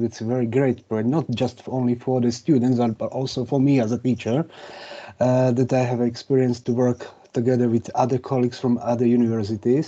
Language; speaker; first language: English; non-native, fluent; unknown